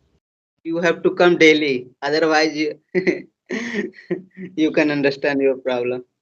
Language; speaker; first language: English; non-native, learner; Hindi